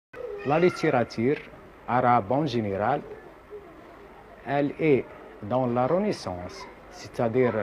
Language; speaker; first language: French; non-native, local second language; Arabic